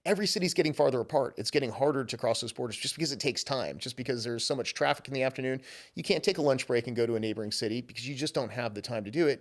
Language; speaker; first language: English; native; English